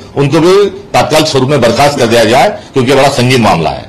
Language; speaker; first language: Hindi; non-native, local second language; Marathi